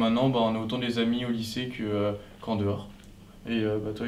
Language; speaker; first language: French; native; French